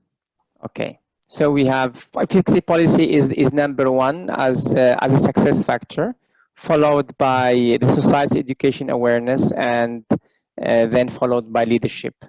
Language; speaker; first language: English; non-native, local second language; Arabic